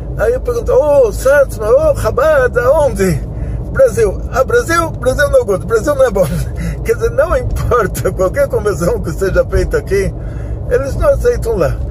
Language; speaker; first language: Portuguese; native; Portuguese